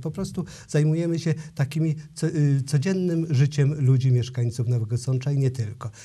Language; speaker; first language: Polish; native; Polish